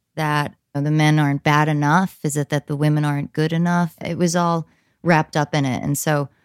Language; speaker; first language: English; native; English